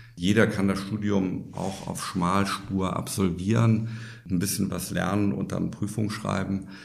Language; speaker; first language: German; native; German